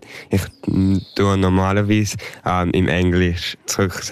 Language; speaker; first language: German; early bilingual, heritage; English